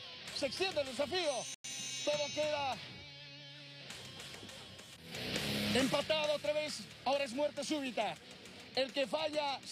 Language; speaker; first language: Spanish; native; Spanish